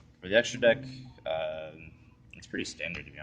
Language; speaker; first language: English; native; English